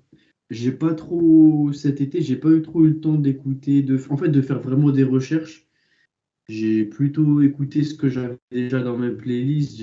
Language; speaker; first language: French; native; French